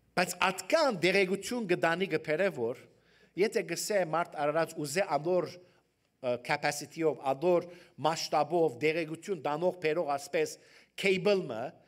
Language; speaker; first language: Armenian; early bilingual, heritage; Armenian